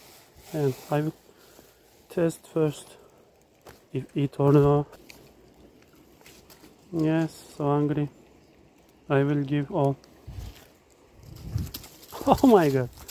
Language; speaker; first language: English; non-native, learner; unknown